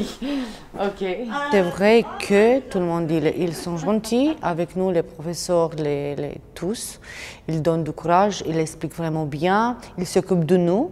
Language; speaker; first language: French; non-native, learner; Romanian